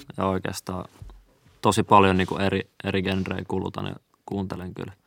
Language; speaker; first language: Finnish; native; Finnish